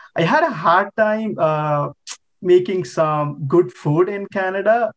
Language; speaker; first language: English; non-native, local second language; Telugu